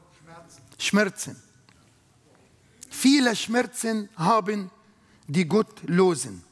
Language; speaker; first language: German; non-native, fluent; Arabic